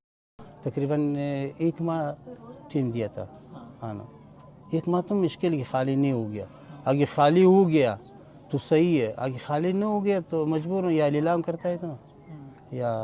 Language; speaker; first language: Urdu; non-native, local second language; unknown